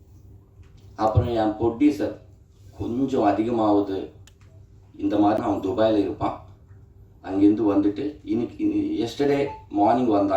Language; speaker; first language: Tamil; non-native, learner; Telugu